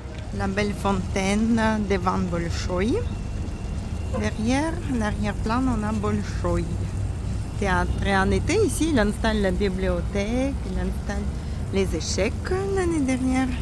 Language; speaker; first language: French; non-native, fluent; Russian